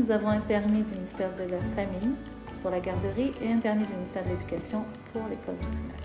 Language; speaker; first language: French; non-native, local second language; Arabic